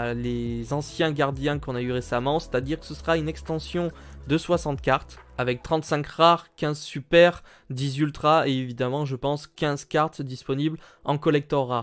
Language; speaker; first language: French; native; French